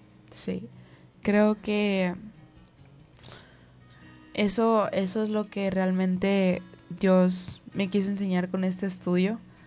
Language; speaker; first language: Spanish; native; Spanish